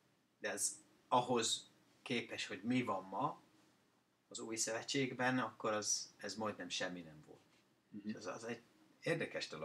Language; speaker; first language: Hungarian; non-native, learner; English